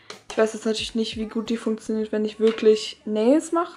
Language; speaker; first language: German; native; German